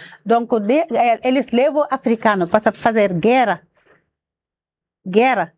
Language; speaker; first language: Portuguese; non-native, learner; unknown